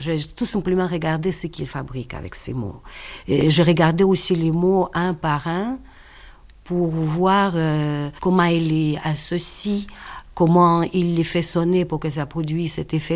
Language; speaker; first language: French; non-native, fluent; Russian